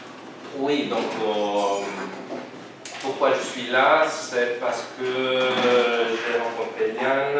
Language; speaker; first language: French; non-native, fluent; Italian